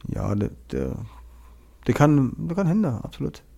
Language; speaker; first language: Swedish; non-native, fluent; German